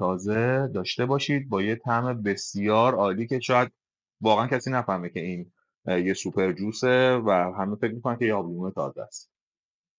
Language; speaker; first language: Persian; native; Persian